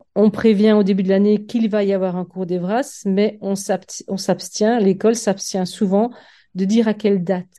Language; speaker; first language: French; native; French